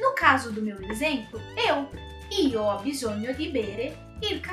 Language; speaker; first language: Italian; non-native, fluent; Portuguese